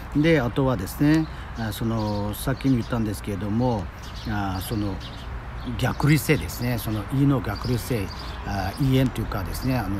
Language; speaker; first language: Japanese; non-native, fluent; Chinese